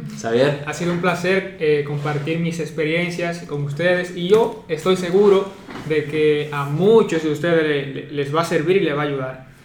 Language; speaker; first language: Spanish; native; Spanish